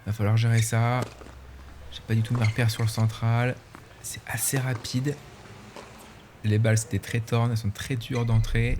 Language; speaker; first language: French; native; French